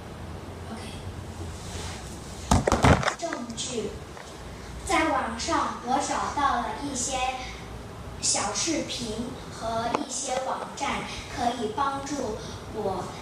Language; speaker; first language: Chinese; non-native, local second language; Cantonese